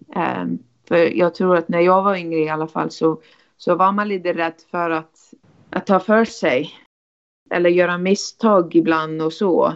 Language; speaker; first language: Swedish; non-native, fluent; Icelandic